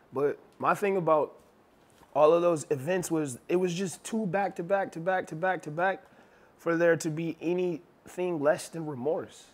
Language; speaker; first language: English; native; English